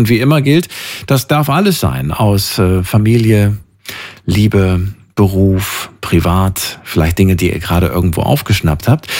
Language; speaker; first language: German; native; German